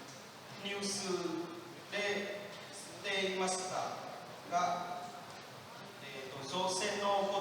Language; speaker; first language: Japanese; non-native, learner; Vietnamese